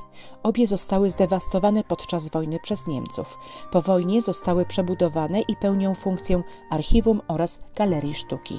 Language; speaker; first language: Polish; native; Polish